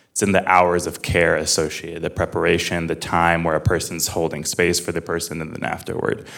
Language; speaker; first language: English; native; English